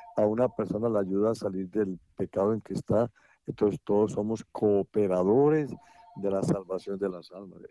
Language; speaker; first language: Spanish; native; Spanish